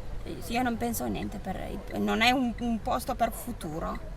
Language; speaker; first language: Italian; non-native, learner; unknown